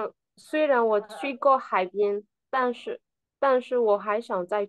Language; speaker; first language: Chinese; non-native, learner; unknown